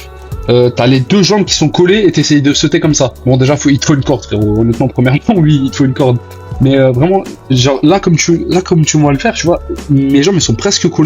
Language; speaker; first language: French; native; French